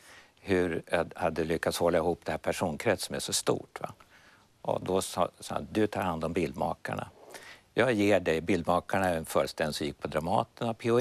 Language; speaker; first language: Swedish; native; Swedish